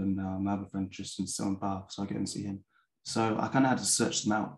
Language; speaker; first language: English; native; English